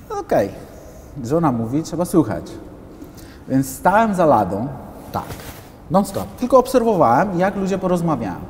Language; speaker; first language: Polish; non-native, fluent; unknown